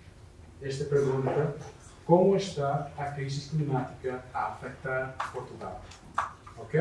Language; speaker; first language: Portuguese; non-native, learner; English